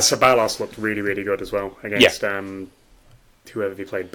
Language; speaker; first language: English; native; English